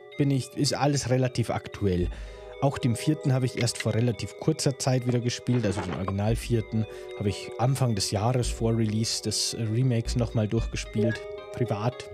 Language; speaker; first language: German; native; German